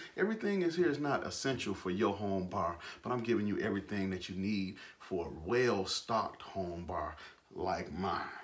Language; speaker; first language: English; native; English